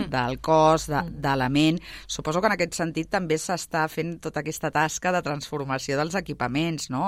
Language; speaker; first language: Catalan; native; Catalan